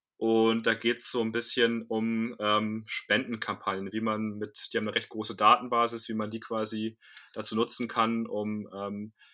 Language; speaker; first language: German; native; German